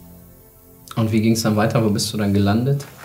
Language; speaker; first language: German; native; German